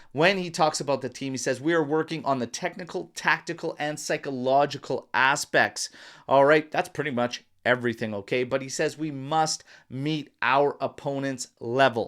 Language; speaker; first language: English; native; English